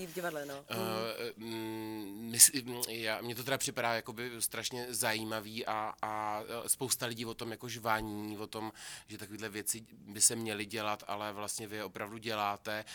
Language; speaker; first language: Czech; native; Czech